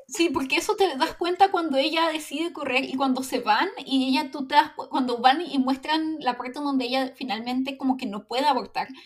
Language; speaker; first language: Spanish; native; Spanish